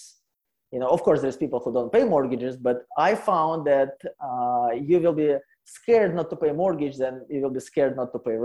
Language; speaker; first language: English; non-native, fluent; Russian